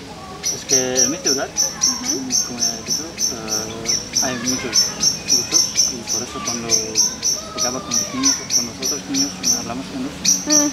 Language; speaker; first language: Spanish; non-native, learner; Uzbek